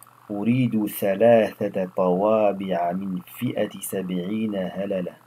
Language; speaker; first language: Arabic; non-native, fluent; French